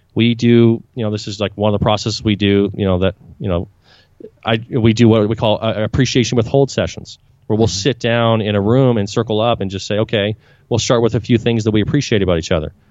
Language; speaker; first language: English; native; English